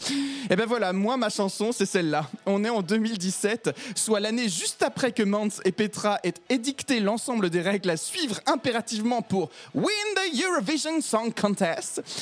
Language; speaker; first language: French; native; French